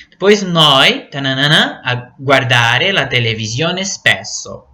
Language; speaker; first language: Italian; non-native, fluent; Portuguese